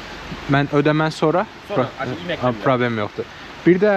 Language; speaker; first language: Turkish; non-native, fluent; Azerbaijani